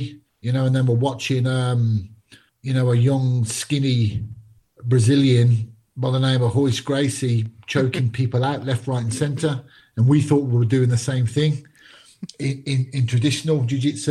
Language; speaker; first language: English; native; English